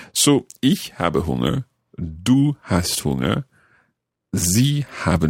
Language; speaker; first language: German; non-native, learner; English